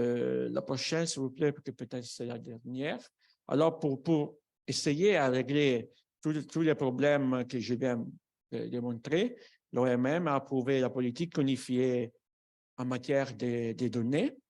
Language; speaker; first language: French; non-native, fluent; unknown